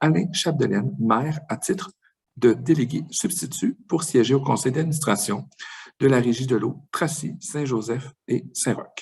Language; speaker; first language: French; native; French